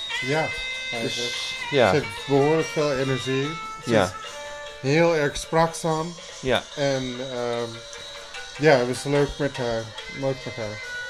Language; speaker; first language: Dutch; non-native, fluent; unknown